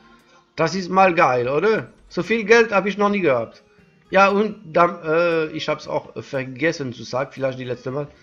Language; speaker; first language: German; non-native, learner; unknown